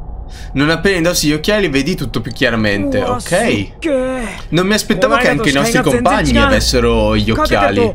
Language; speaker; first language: Italian; native; Italian